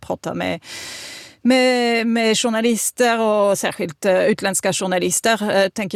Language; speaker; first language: Swedish; non-native, fluent; French